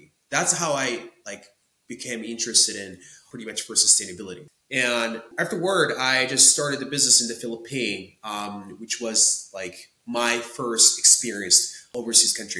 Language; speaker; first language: English; non-native, fluent; Japanese